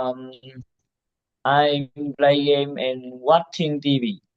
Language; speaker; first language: English; non-native, learner; Vietnamese